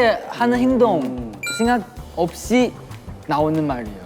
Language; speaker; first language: Korean; non-native, learner; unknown